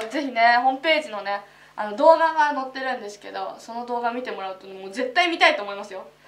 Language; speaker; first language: Japanese; native; Japanese